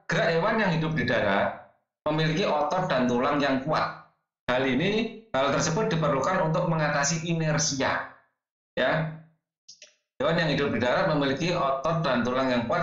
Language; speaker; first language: Indonesian; native; Indonesian